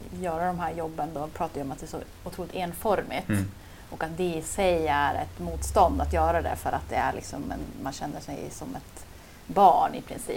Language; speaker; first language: Swedish; native; Swedish